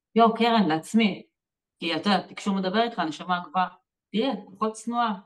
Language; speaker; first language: Hebrew; native; Hebrew